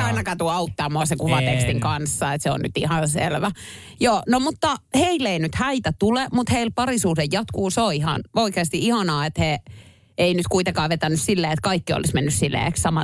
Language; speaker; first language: Finnish; native; Finnish